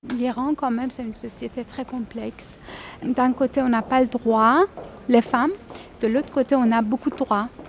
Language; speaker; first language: French; non-native, fluent; Persian